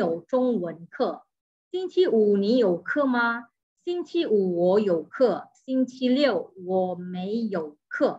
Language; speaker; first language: Chinese; non-native, fluent; Indonesian